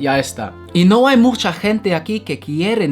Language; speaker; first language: Spanish; non-native, fluent; English